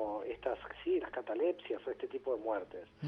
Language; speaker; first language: Spanish; native; Spanish